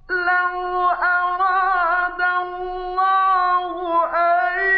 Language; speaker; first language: Arabic; native; Arabic